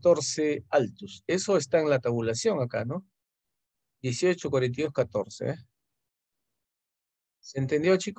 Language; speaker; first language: Spanish; native; Spanish